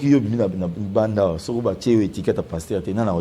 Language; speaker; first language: French; non-native, local second language; Lingala